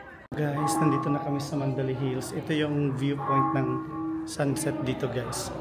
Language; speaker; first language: Filipino; native; Filipino